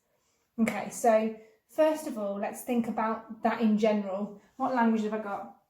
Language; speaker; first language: English; native; English